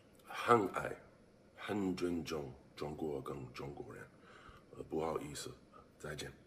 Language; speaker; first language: Chinese; non-native, learner; English